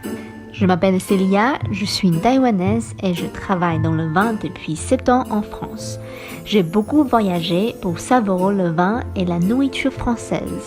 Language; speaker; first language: French; non-native, fluent; Chinese